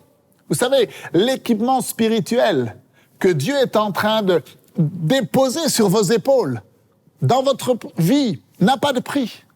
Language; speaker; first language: French; native; French